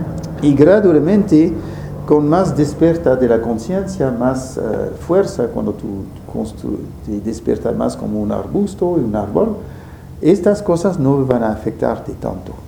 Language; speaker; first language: Spanish; non-native, fluent; French